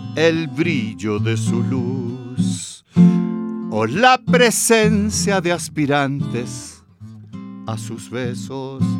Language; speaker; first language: Spanish; native; Spanish